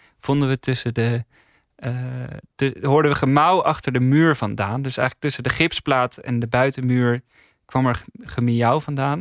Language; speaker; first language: Dutch; native; Dutch